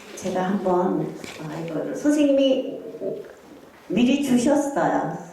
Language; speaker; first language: Korean; native; Korean